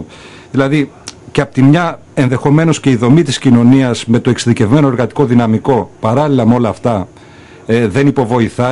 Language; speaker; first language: Greek; native; Greek